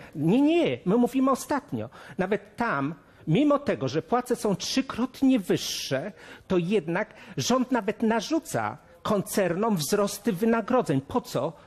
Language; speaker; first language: Polish; native; Polish